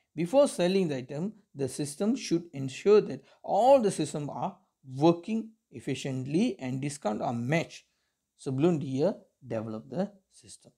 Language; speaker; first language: English; non-native, local second language; Tamil